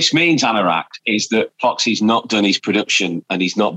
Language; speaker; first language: English; native; English